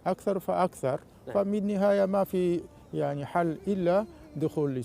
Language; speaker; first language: Arabic; non-native, fluent; Japanese